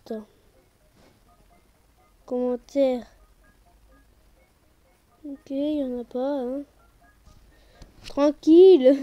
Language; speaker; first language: French; native; French